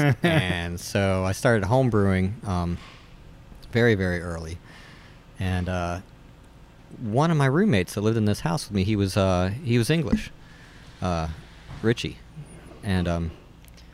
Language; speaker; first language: English; native; English